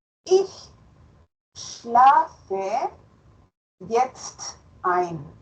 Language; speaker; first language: German; non-native, fluent; Spanish